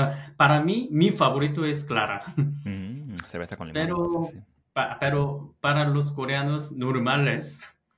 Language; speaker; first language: Spanish; non-native, learner; Korean